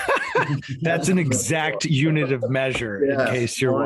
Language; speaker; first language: English; native; English